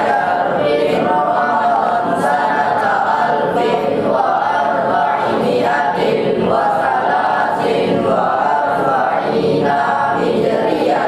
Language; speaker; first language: Arabic; non-native, learner; Indonesian